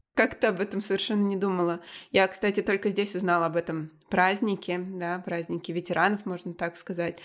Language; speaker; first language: Russian; native; Russian